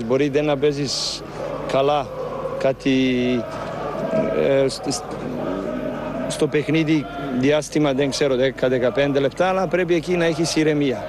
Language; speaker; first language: Greek; non-native, fluent; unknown